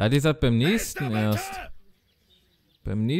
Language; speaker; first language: German; native; German